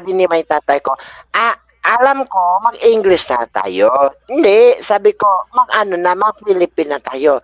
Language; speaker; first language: Filipino; non-native, learner; Indonesian